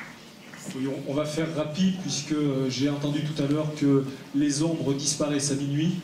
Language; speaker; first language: French; native; French